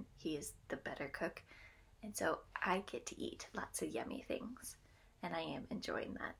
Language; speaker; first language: English; native; English